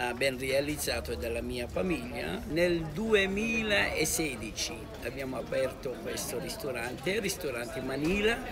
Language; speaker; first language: Italian; non-native, fluent; Filipino